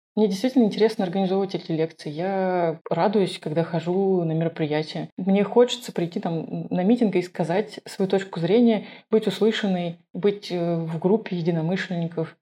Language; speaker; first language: Russian; non-native, local second language; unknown